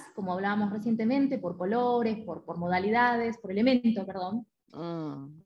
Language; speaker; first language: Spanish; native; Spanish